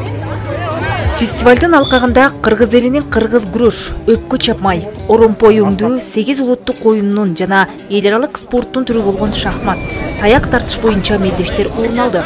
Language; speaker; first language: Kyrgyz; native; Kyrgyz